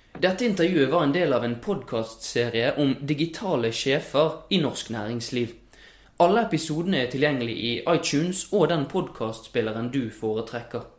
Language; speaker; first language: Norwegian; native; Norwegian